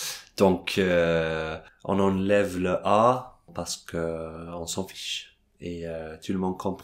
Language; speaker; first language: French; non-native, fluent; English